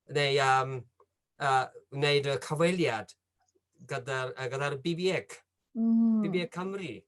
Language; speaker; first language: Welsh; non-native, fluent; Japanese